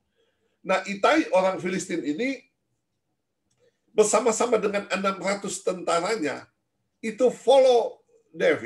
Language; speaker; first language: Indonesian; native; Indonesian